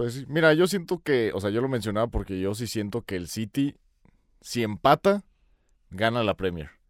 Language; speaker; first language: Spanish; native; Spanish